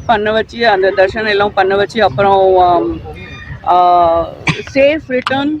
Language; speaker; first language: Tamil; non-native, fluent; Gujarati